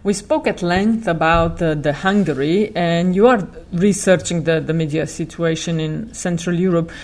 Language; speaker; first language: English; non-native, fluent; Slovenian